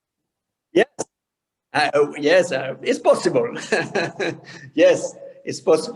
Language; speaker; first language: English; non-native, learner; Italian